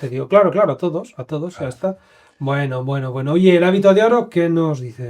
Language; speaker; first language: Spanish; native; Spanish